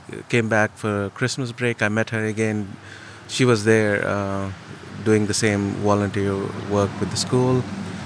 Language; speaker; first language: English; non-native, local second language; Telugu